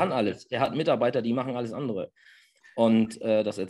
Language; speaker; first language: German; native; German